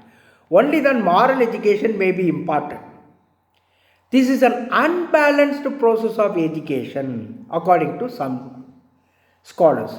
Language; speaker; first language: English; non-native, local second language; Tamil